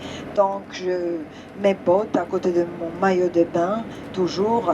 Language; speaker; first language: French; non-native, fluent; Serbian